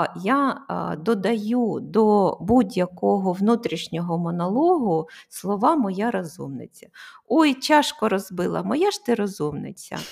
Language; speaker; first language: Ukrainian; non-native, local second language; Russian